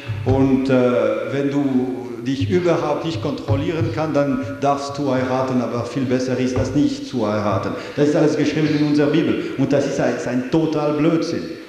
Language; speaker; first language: German; non-native, fluent; French